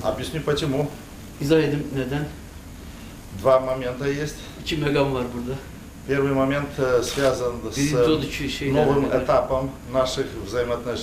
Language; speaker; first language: Russian; non-native, local second language; Romanian